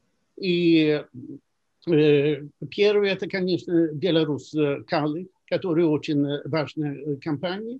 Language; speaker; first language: Russian; non-native, fluent; Swedish